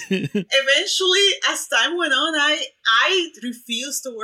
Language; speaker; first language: English; non-native, fluent; Spanish